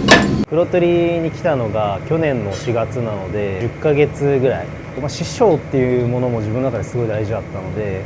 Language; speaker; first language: Japanese; native; Japanese